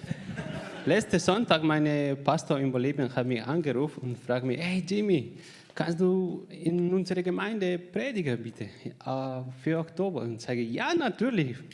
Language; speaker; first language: German; non-native, learner; Spanish